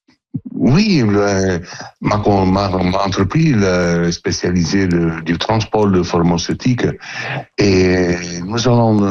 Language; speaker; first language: French; non-native, learner; Italian